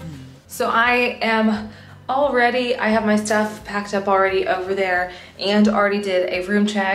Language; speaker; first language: English; native; English